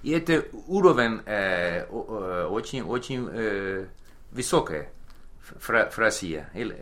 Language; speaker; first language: Russian; non-native, learner; English